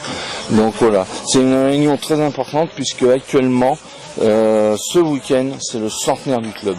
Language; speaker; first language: French; native; French